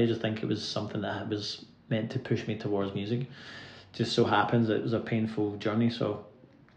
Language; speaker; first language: English; native; English